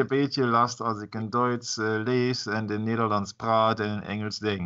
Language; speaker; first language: Dutch; non-native, learner; German